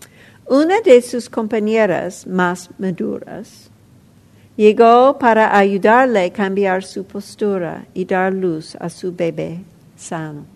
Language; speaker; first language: Spanish; non-native, fluent; English